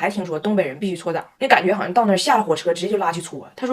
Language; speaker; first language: Chinese; native; Chinese